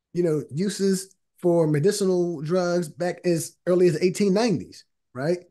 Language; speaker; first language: English; native; English